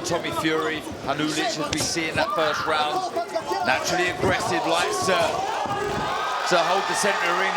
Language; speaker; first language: English; native; English